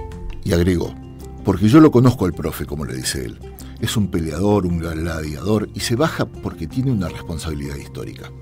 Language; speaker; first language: Spanish; native; Spanish